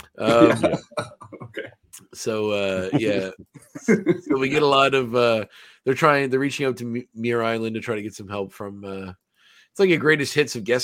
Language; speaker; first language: English; native; English